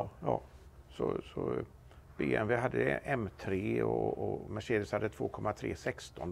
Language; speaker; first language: Swedish; native; Swedish